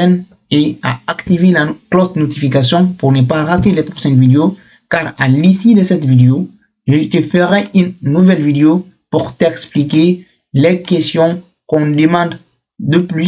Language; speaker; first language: French; non-native, local second language; Fula